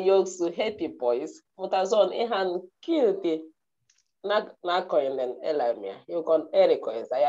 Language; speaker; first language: Finnish; non-native, learner; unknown